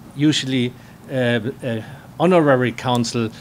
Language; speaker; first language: English; non-native, fluent; German